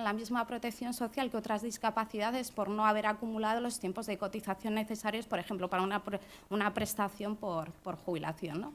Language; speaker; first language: Spanish; native; Spanish